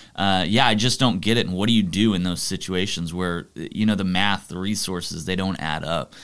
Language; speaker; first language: English; native; English